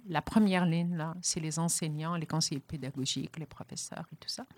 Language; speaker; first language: French; non-native, local second language; Arabic